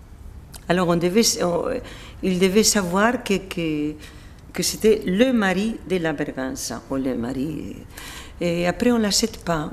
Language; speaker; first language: French; non-native, fluent; Spanish